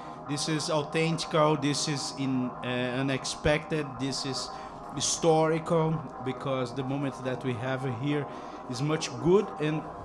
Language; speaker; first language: English; non-native, learner; Portuguese